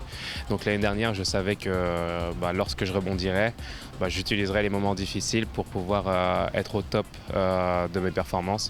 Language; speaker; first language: French; native; French